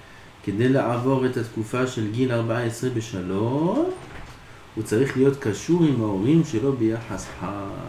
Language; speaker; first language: Hebrew; non-native, fluent; French